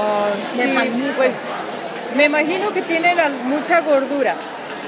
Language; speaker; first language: Spanish; non-native, fluent; English